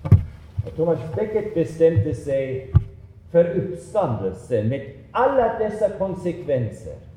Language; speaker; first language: Swedish; non-native, fluent; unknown